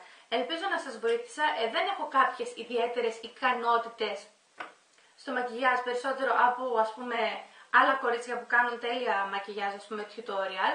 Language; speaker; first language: Greek; native; Greek